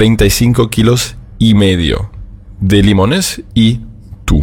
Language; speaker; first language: Spanish; non-native, fluent; German